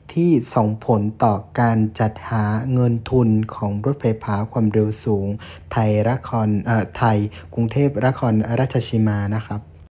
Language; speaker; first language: Thai; non-native, fluent; Vietnamese